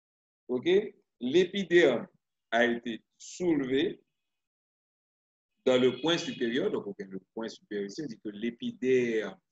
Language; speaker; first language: French; non-native, local second language; Haitian Creole